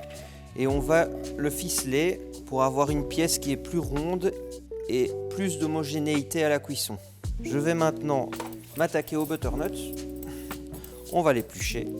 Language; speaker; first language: French; native; French